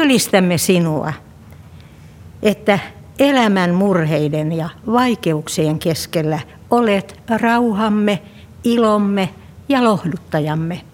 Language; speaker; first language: Finnish; native; Finnish